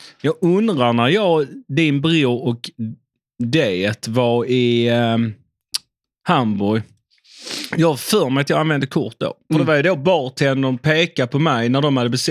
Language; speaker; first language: Swedish; native; Swedish